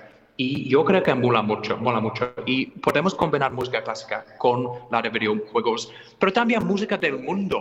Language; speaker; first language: Spanish; non-native, fluent; English